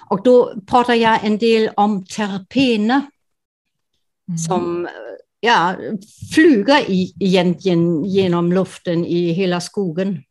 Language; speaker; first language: Swedish; non-native, fluent; German